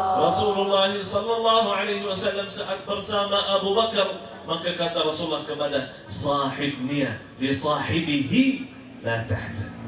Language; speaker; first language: Malay; non-native, fluent; Arabic